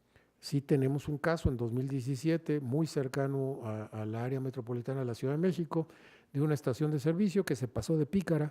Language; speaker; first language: Spanish; native; Spanish